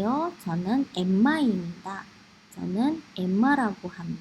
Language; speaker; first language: Korean; non-native, fluent; Indonesian